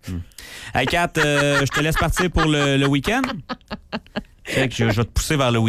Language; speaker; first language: French; native; French